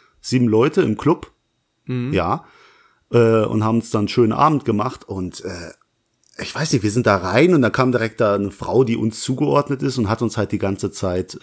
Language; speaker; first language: German; native; German